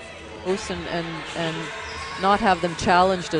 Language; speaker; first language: English; native; English